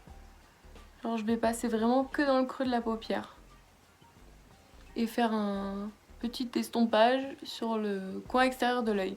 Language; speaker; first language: French; native; French